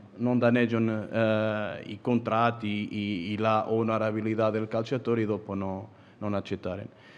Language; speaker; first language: Italian; non-native, fluent; Portuguese